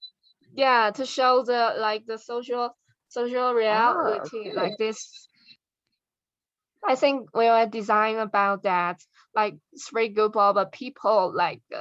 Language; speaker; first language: English; non-native, learner; Chinese